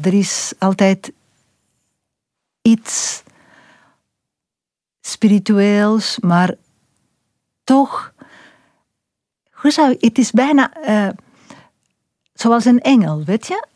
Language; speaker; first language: Dutch; non-native, fluent; French